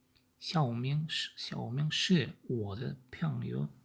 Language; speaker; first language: Chinese; non-native, learner; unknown